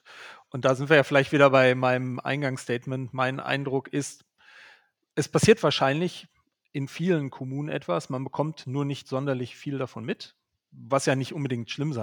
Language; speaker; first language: German; native; German